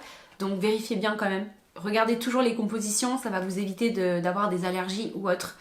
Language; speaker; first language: French; native; French